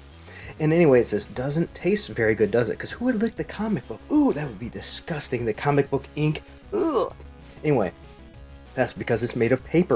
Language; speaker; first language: English; native; English